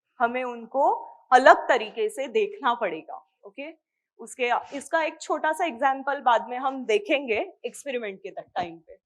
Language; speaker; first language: Hindi; non-native, local second language; Marathi